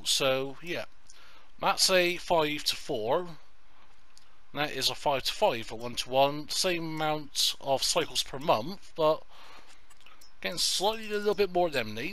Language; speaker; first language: English; native; English